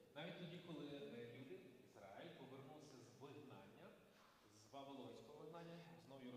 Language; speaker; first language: Ukrainian; native; Ukrainian